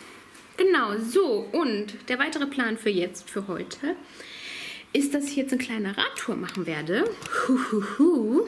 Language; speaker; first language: German; native; German